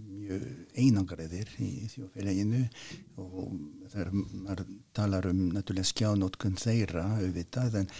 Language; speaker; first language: Icelandic; non-native, fluent; French